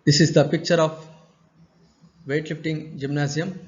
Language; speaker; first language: English; non-native, local second language; Kannada